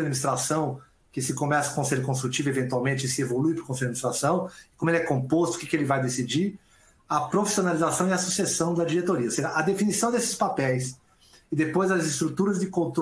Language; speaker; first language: Portuguese; native; Portuguese